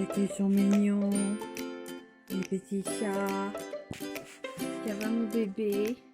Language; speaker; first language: French; non-native, fluent; English